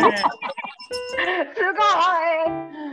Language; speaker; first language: Japanese; non-native, fluent; Indonesian